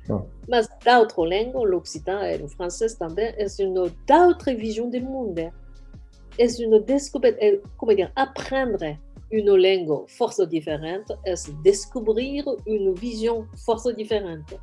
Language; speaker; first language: French; non-native, fluent; Japanese